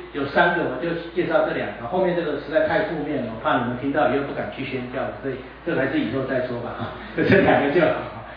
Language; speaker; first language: Chinese; native; Chinese